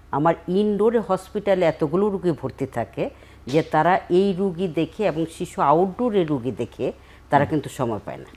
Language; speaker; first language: Bangla; native; Bangla